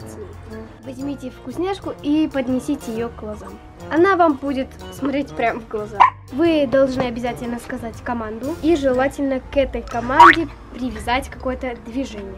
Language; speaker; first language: Russian; native; Russian